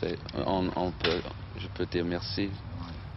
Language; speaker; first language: French; non-native, learner; English